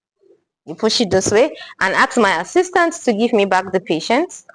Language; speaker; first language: English; non-native, local second language; Igbo